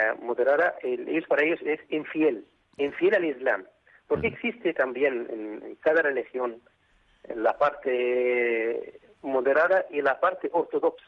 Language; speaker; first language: Spanish; non-native, fluent; Arabic